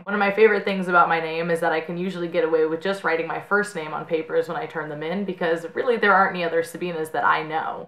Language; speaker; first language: English; native; English